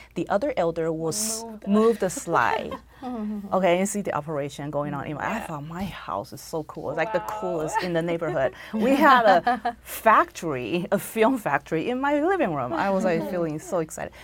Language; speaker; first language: English; non-native, fluent; Chinese